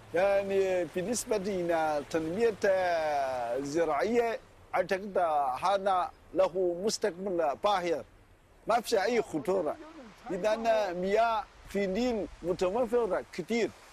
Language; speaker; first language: Arabic; non-native, fluent; Chinese